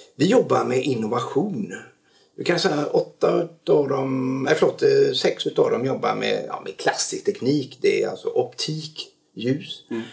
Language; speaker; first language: Swedish; native; Swedish